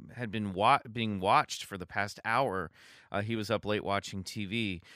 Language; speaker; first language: English; native; English